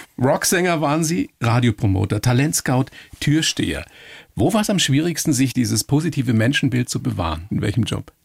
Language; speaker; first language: German; native; German